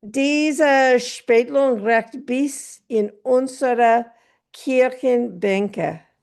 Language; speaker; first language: German; non-native, fluent; English